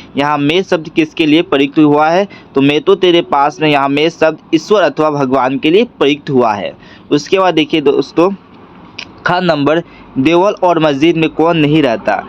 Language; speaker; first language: Hindi; non-native, local second language; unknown